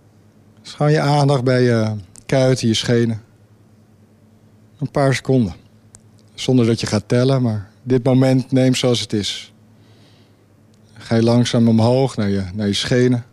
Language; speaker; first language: Dutch; native; Dutch